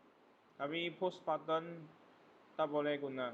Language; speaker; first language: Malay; non-native, local second language; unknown